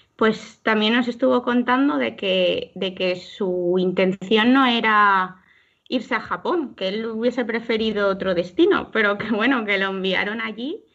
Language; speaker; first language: Spanish; native; Spanish